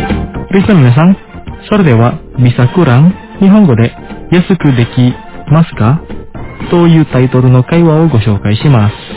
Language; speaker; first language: Japanese; non-native, fluent; Indonesian